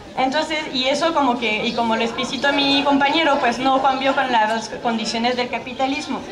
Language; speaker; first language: Spanish; non-native, fluent; French